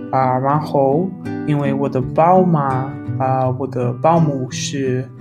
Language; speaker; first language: Chinese; non-native, learner; Russian